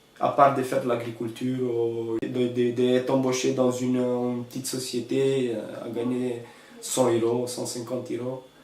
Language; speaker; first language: French; non-native, fluent; Romanian